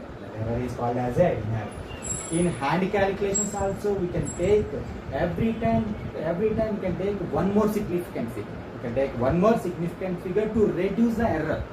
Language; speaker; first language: English; non-native, local second language; Telugu